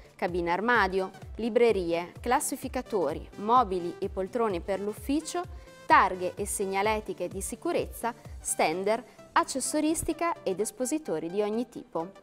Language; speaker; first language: Italian; native; Italian